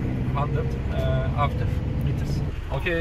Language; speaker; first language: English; non-native, learner; Turkish